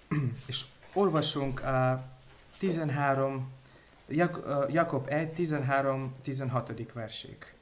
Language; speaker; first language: Hungarian; non-native, learner; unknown